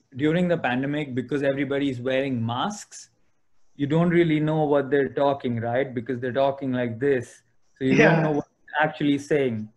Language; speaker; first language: English; non-native, local second language; Gujarati